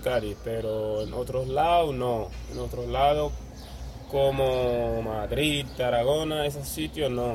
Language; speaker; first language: Spanish; non-native, fluent; Wolof